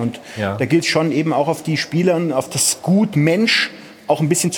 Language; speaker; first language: German; native; German